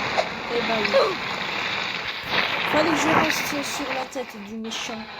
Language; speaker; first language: French; native; French